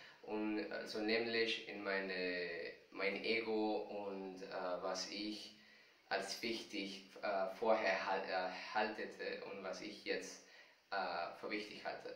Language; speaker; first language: German; non-native, fluent; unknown